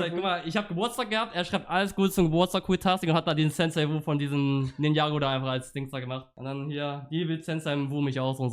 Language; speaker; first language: German; native; German